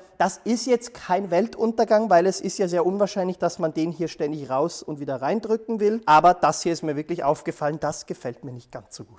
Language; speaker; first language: German; native; German